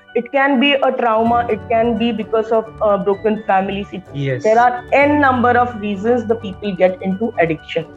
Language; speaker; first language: English; non-native, local second language; Marathi